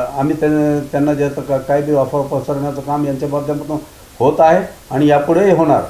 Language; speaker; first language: Marathi; non-native, local second language; Urdu